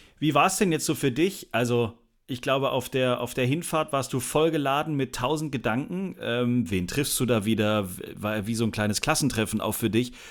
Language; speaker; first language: German; native; German